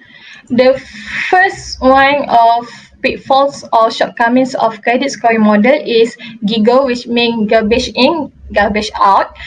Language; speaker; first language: English; non-native, local second language; Malay